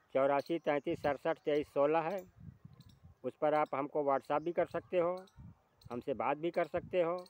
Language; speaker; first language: Hindi; native; Hindi